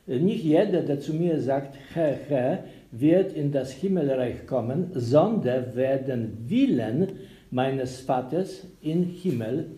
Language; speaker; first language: German; non-native, learner; Polish